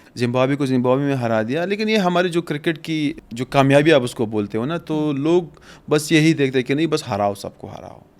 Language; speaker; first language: Urdu; non-native, fluent; Pashto